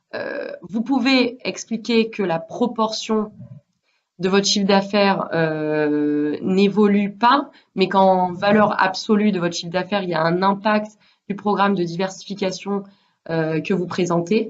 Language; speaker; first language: French; native; French